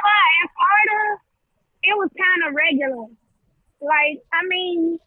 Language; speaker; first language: English; native; English